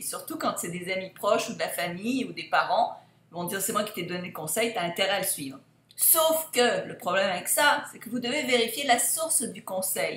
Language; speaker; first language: French; native; French